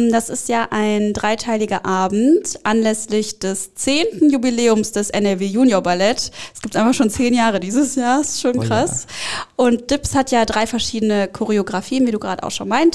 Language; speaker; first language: German; native; German